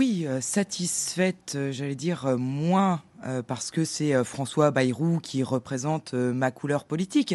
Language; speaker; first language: French; native; French